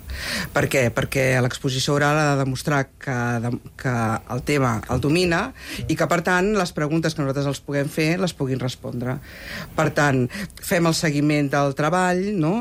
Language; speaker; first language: Catalan; native; Catalan